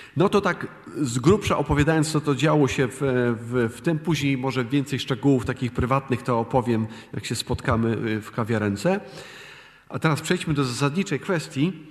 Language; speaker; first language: Polish; native; Polish